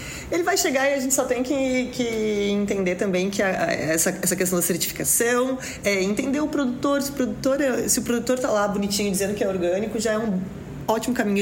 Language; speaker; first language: Portuguese; native; Portuguese